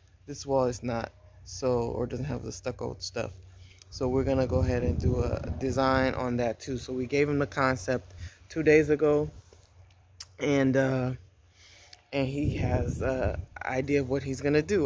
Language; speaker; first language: English; native; English